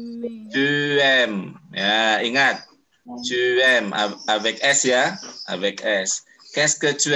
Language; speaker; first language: French; non-native, fluent; Indonesian